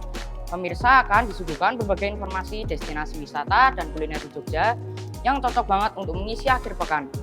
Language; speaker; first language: Indonesian; native; Indonesian